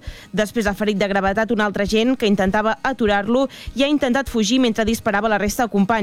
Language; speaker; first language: Catalan; native; Catalan